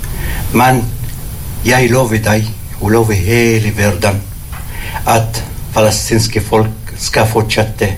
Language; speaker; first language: Swedish; non-native, learner; Arabic